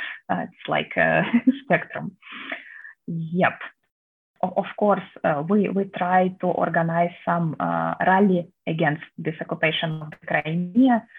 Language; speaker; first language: English; non-native, fluent; Russian